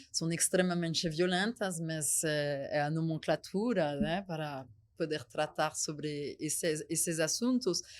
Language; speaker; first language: Portuguese; non-native, fluent; French